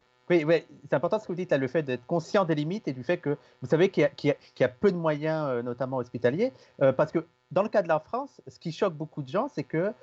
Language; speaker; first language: French; native; French